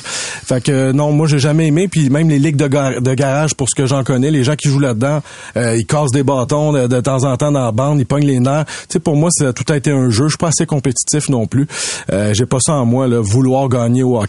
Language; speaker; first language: French; native; French